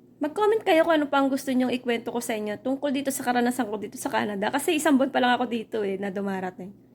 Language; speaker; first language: Filipino; native; Filipino